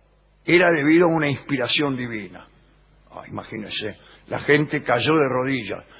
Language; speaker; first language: Spanish; native; Spanish